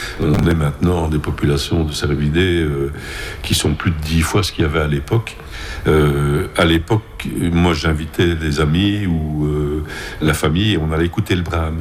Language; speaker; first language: French; native; French